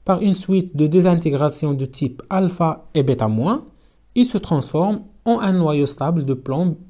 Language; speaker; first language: French; non-native, local second language; Arabic